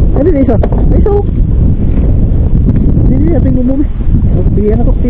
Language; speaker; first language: Filipino; non-native, local second language; Cebuano